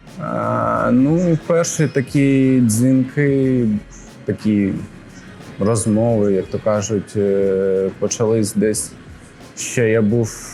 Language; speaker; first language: Ukrainian; non-native, local second language; Russian